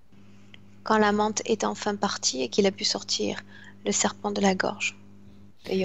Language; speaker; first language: French; native; French